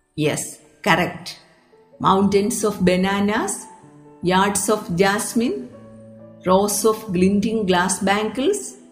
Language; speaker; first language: English; non-native, local second language; Malayalam